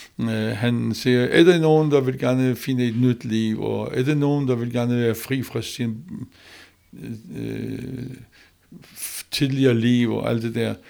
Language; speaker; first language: Danish; non-native, learner; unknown